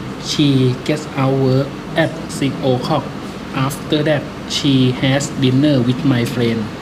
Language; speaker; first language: English; non-native, learner; Thai